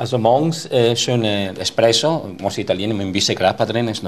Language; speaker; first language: German; non-native, fluent; Italian